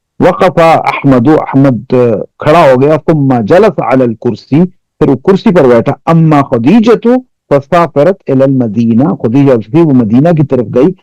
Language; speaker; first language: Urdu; non-native, local second language; Pashto